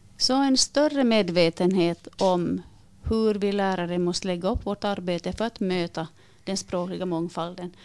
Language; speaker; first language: Swedish; native; Swedish